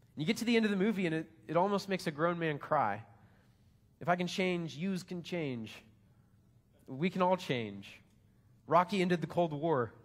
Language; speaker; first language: English; native; English